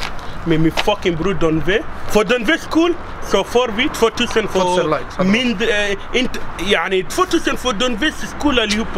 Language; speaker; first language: Swedish; non-native, learner; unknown